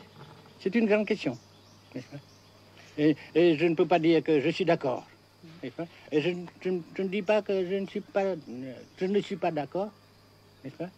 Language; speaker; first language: French; non-native, fluent; Vietnamese